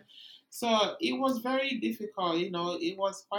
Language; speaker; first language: English; non-native, local second language; Igbo